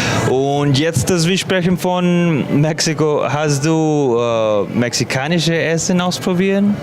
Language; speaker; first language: German; non-native, learner; Spanish